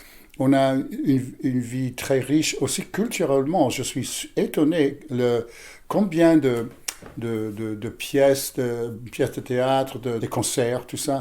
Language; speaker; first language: French; non-native, fluent; English